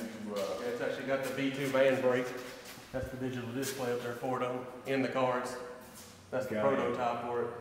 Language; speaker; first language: English; native; English